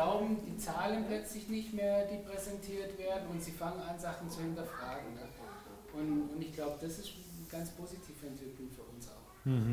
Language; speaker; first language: German; native; German